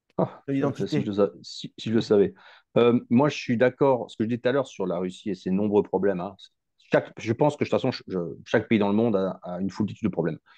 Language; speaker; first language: French; native; French